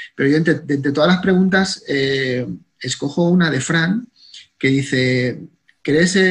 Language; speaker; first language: Spanish; native; Spanish